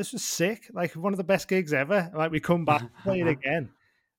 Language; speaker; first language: English; native; English